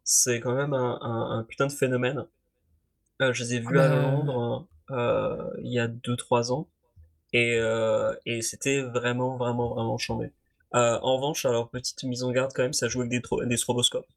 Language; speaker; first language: French; native; French